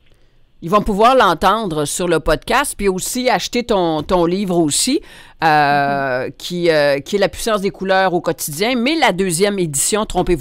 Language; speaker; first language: French; native; French